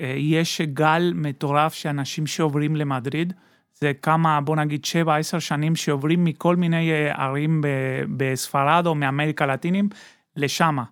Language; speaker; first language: Hebrew; non-native, fluent; Spanish